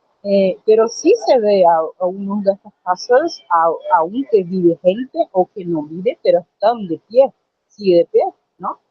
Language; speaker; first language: Spanish; non-native, learner; Portuguese